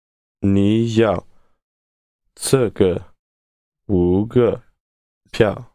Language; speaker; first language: Chinese; non-native, learner; English